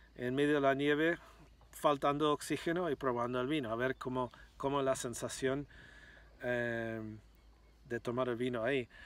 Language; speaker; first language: Spanish; non-native, fluent; English